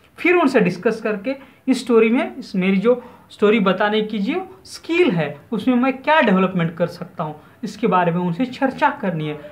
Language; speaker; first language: Hindi; non-native, local second language; Marathi